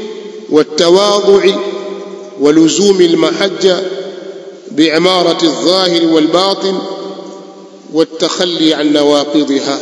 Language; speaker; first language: Arabic; non-native, fluent; Swahili